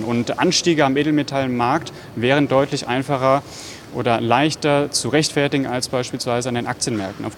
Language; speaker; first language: German; native; German